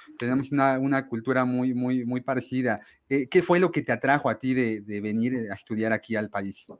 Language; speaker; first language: Spanish; native; Spanish